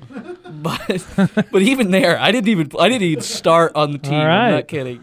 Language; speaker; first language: English; native; English